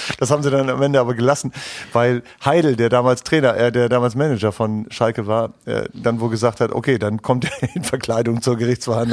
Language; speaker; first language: German; native; German